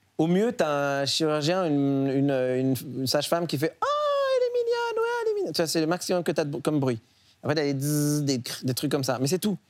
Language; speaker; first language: French; early bilingual, other home language; Arabic